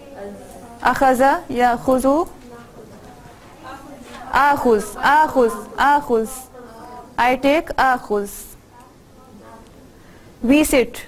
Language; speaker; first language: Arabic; non-native, fluent; Urdu